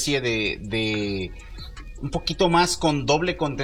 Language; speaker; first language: Spanish; native; Spanish